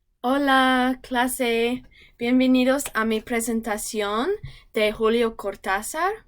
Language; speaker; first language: Spanish; non-native, learner; English